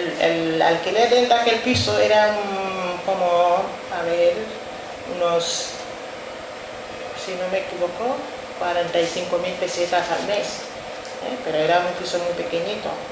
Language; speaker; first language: Spanish; non-native, fluent; Wolof